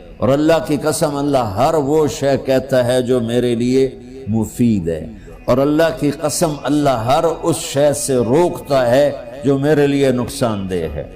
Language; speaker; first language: Urdu; non-native, local second language; Punjabi